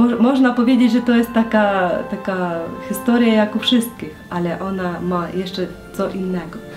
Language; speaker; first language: Polish; non-native, learner; Ukrainian